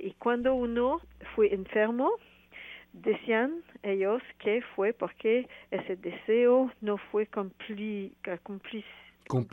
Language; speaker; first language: Spanish; non-native, fluent; French